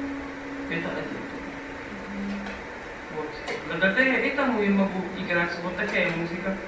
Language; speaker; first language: Russian; non-native, fluent; Arabic